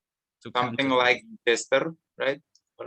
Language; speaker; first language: English; non-native, learner; Indonesian